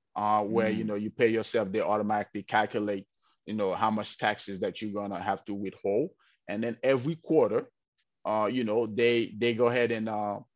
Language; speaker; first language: English; early bilingual, heritage; English